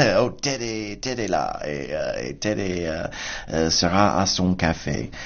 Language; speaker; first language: French; non-native, fluent; English